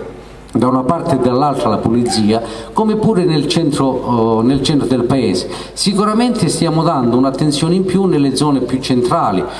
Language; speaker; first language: Italian; native; Italian